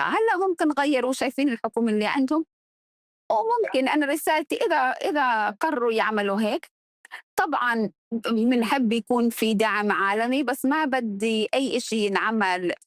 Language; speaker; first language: Arabic; early bilingual, heritage; Arabic